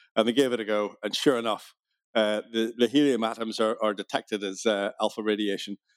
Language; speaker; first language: English; native; English